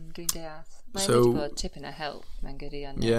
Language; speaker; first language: Welsh; non-native, learner; English